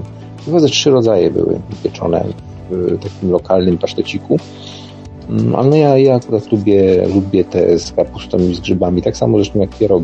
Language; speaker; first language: Polish; native; Polish